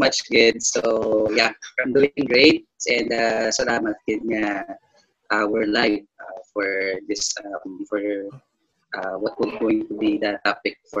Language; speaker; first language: English; non-native, local second language; Hiligaynon